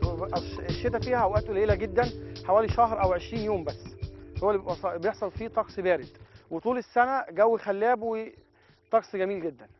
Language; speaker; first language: Arabic; native; Arabic